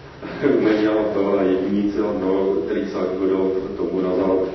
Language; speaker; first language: Russian; non-native, learner; Czech